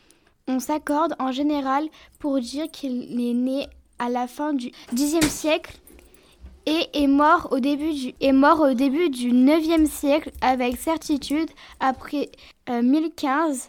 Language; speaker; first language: French; native; French